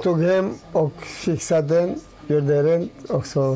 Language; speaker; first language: Swedish; non-native, learner; Turoyo